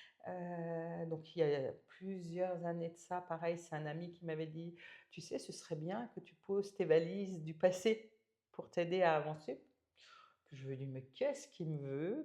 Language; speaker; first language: French; native; French